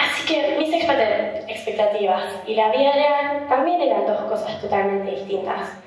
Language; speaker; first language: Spanish; non-native, fluent; German